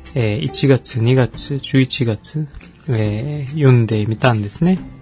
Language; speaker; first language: Japanese; non-native, fluent; Korean